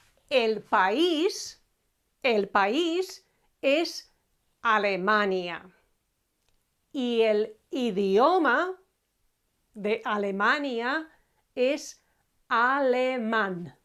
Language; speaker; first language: Spanish; non-native, fluent; Croatian